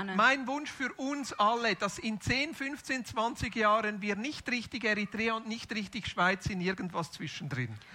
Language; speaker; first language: German; native; German